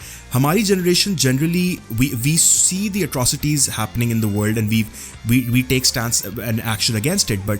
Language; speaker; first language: English; non-native, local second language; Urdu